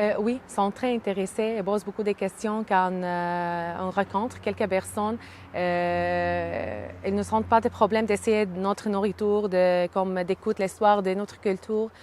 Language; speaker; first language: French; non-native, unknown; Arabic